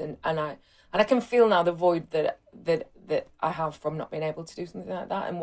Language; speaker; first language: English; native; English